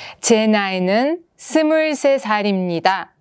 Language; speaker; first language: Korean; non-native, fluent; Russian